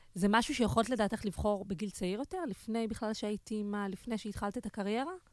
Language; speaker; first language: Hebrew; native; Hebrew